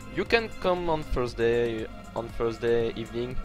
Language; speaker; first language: English; non-native, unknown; French